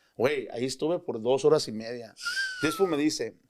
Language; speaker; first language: Spanish; early bilingual, other home language; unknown